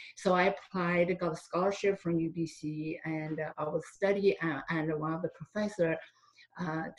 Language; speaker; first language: English; non-native, fluent; Chinese